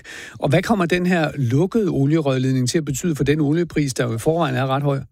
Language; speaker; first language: Danish; native; Danish